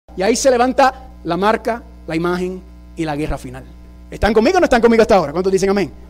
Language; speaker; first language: Spanish; early bilingual, heritage; Spanish